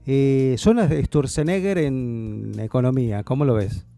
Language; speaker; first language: Spanish; native; Spanish